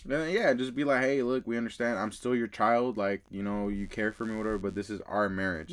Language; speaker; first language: English; early bilingual, other home language; Spanish